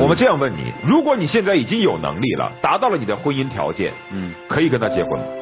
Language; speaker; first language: Chinese; native; Chinese